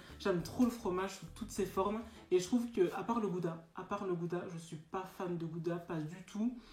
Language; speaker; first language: French; native; French